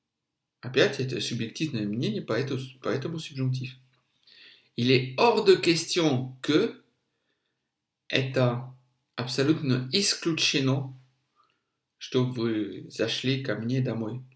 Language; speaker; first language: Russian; non-native, fluent; French